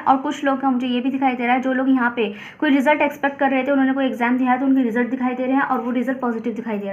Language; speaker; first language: Hindi; native; Hindi